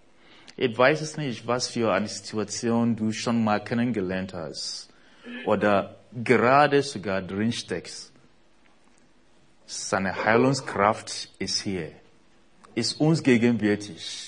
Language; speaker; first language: German; non-native, fluent; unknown